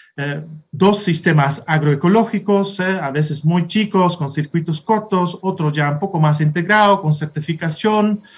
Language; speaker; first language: Spanish; non-native, fluent; Dutch